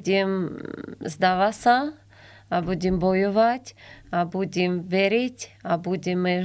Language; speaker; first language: Slovak; non-native, learner; Ukrainian